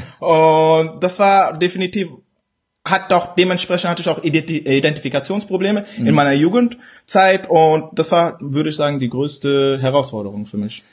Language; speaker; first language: German; early bilingual, other home language; Urdu